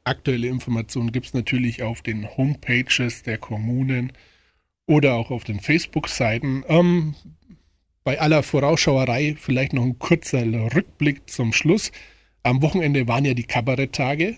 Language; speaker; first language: German; native; German